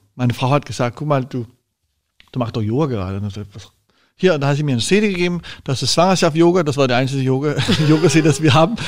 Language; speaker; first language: German; non-native, fluent; Danish